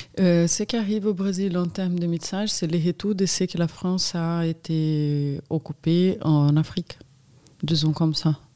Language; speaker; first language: French; non-native, fluent; Portuguese